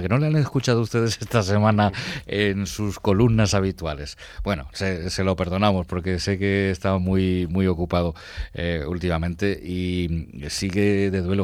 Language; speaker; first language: Spanish; native; Spanish